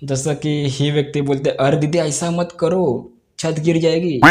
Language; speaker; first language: Hindi; non-native, local second language; Marathi